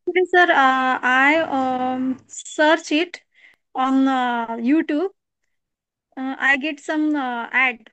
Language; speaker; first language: English; non-native, learner; Marathi